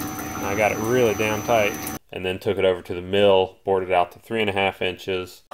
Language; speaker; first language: English; native; English